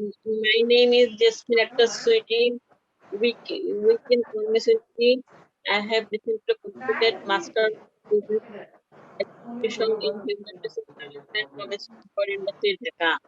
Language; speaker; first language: English; non-native, learner; Bangla